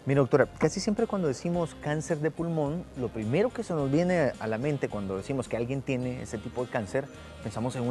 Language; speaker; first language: Spanish; native; Spanish